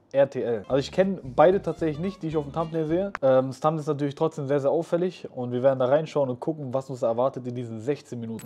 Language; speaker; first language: German; native; German